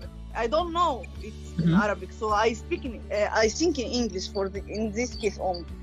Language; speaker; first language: English; non-native, learner; Arabic